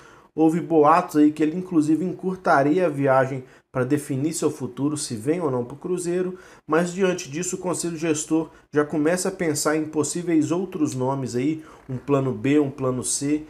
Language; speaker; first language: Portuguese; native; Portuguese